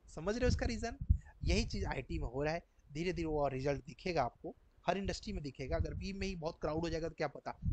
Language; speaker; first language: Hindi; native; Hindi